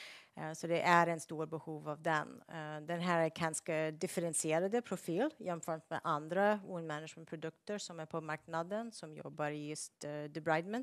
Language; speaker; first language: Swedish; non-native, fluent; English